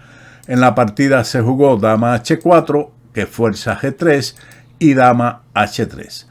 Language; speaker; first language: Spanish; native; Spanish